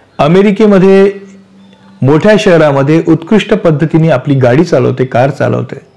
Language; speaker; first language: Marathi; native; Marathi